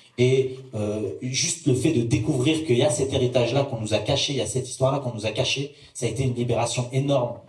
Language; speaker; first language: French; early bilingual, other home language; Arabic